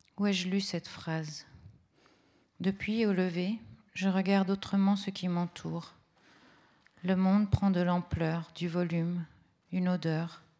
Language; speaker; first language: French; early bilingual, other home language; Italian